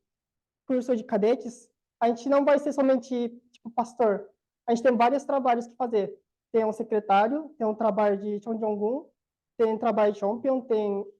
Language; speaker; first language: Portuguese; non-native, learner; Korean